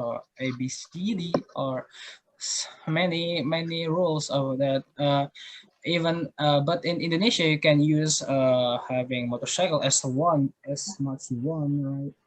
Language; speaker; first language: English; non-native, learner; Indonesian